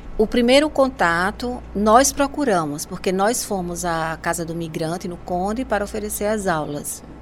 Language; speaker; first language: Portuguese; native; Portuguese